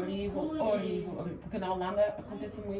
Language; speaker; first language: Portuguese; early bilingual, heritage; Portuguese